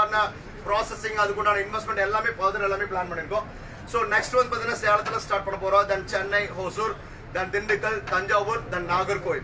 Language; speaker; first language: Tamil; native; Tamil